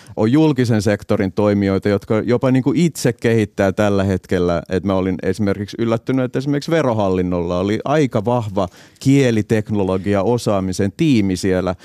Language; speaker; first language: Finnish; native; Finnish